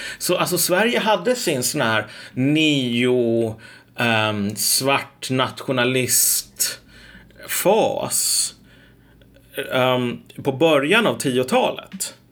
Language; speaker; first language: Swedish; native; Swedish